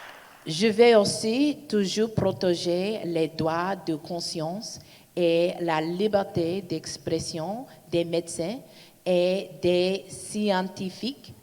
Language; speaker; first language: French; non-native, learner; English